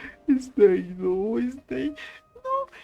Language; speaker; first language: English; non-native, learner; Spanish